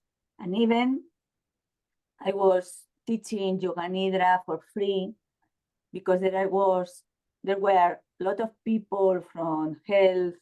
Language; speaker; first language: English; non-native, learner; Spanish